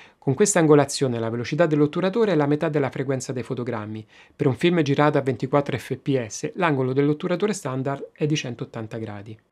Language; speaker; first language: Italian; native; Italian